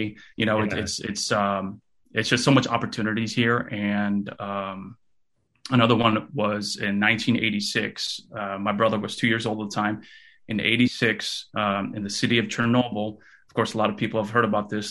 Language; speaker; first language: English; early bilingual, other home language; Russian